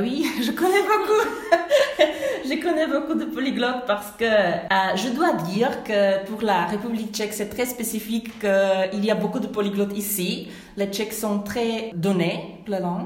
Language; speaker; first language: French; non-native, fluent; Czech